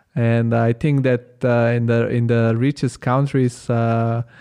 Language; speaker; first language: English; non-native, fluent; Italian